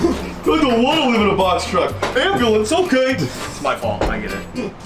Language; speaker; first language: English; native; English